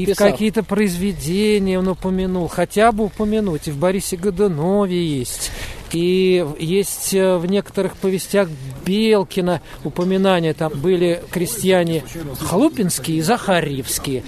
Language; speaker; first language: Russian; native; Russian